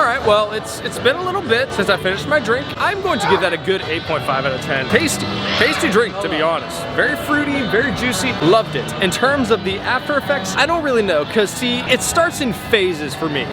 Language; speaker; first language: English; native; English